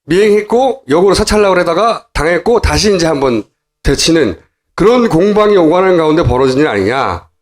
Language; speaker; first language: Korean; native; Korean